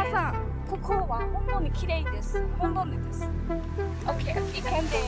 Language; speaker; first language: Japanese; non-native, learner; Burmese